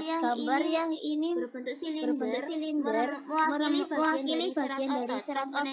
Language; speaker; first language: Indonesian; native; Indonesian